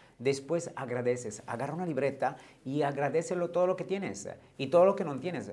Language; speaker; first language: Spanish; non-native, fluent; Italian